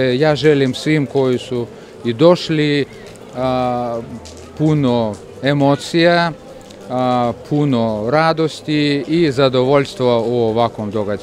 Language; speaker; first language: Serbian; non-native, fluent; Russian